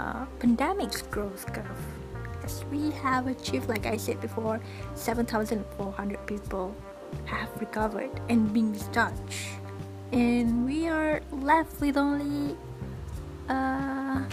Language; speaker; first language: English; non-native, local second language; Malay